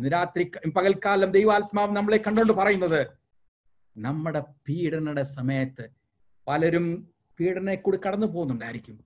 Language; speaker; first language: Malayalam; early bilingual, heritage; Malayalam